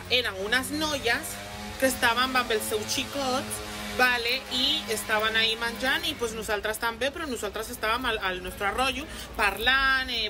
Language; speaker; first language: Catalan; early bilingual, other home language; Spanish